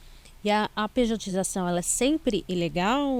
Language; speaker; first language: Portuguese; native; Portuguese